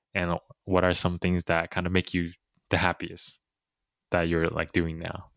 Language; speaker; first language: English; early bilingual, other home language; Chinese